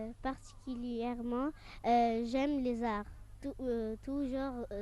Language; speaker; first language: French; non-native, fluent; Arabic